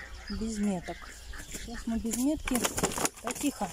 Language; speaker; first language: Russian; native; Russian